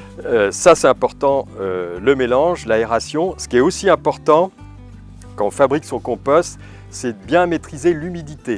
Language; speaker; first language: French; native; French